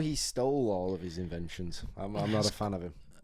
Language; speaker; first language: English; native; English